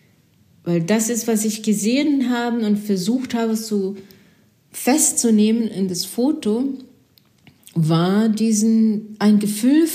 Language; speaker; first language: German; non-native, fluent; Portuguese